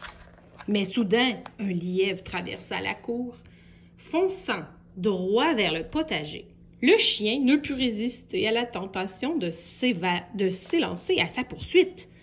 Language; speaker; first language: French; native; French